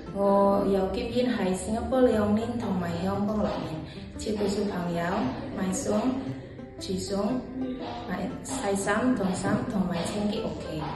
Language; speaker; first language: Cantonese; non-native, learner; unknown